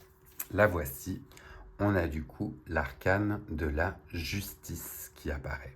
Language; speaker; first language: French; native; French